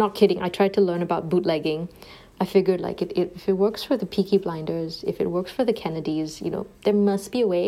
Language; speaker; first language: English; native; English